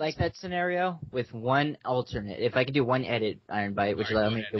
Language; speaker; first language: English; native; English